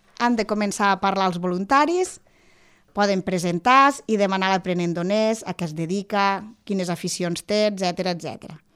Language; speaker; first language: Catalan; native; Catalan